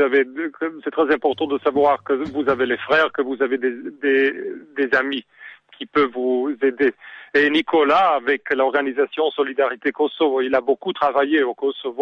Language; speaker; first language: French; non-native, learner; Serbian